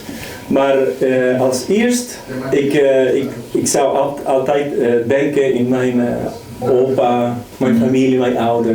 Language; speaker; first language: Dutch; non-native, fluent; Spanish